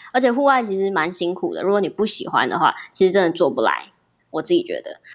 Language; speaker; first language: Chinese; native; Chinese